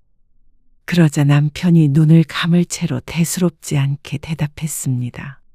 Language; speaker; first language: Korean; native; Korean